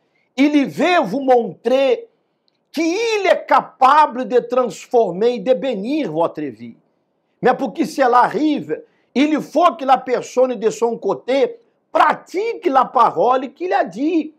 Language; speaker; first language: French; non-native, fluent; Portuguese